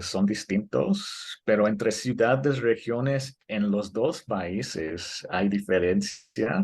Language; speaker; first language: Spanish; early bilingual, heritage; Spanish